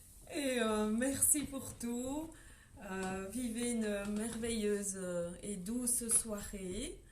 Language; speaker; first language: French; native; French